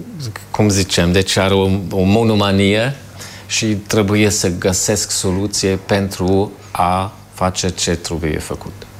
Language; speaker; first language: Romanian; non-native, fluent; German